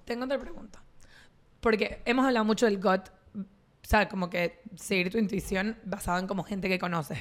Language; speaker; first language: Spanish; native; Spanish